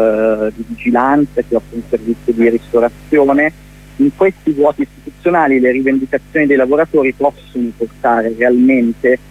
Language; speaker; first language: Italian; native; Italian